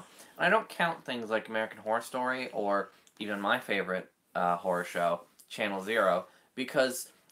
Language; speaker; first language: English; native; English